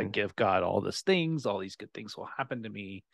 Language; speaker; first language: English; native; English